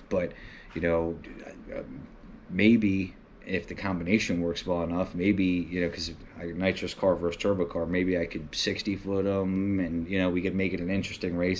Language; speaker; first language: English; native; English